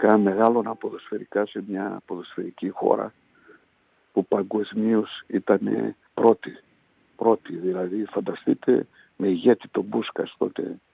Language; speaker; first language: Greek; early bilingual, heritage; Greek